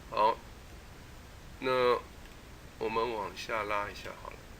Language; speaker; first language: Chinese; native; Chinese